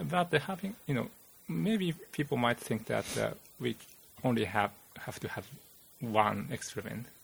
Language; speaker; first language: English; non-native, fluent; Japanese